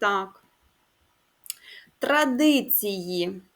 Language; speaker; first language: Ukrainian; native; Ukrainian